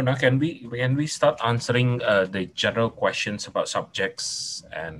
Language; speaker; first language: English; non-native, fluent; Indonesian